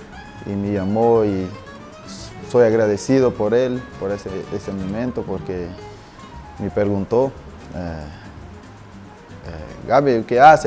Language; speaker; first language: Spanish; non-native, learner; Portuguese